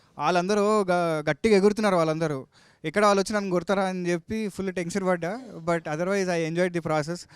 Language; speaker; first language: Telugu; native; Telugu